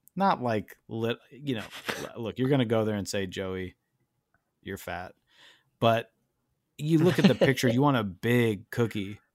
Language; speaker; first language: English; native; English